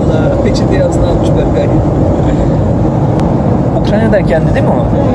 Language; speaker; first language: Turkish; native; Turkish